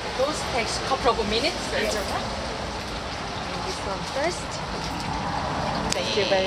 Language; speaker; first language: English; non-native, learner; Korean